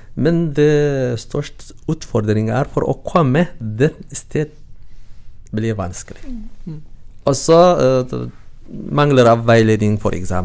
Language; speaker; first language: Norwegian; non-native, fluent; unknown